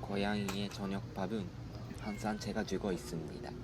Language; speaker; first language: Korean; non-native, fluent; Japanese